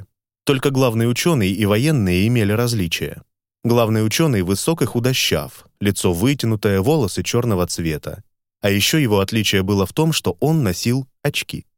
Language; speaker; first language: Russian; native; Russian